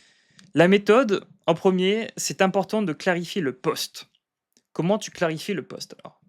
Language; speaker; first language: French; native; French